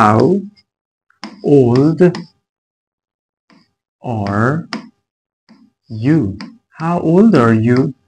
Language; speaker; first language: English; non-native, fluent; Persian